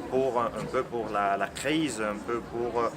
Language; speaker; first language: French; non-native, fluent; Italian